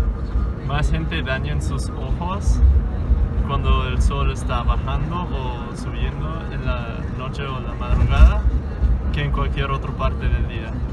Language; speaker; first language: Spanish; non-native, fluent; English